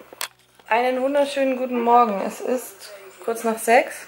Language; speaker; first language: German; native; German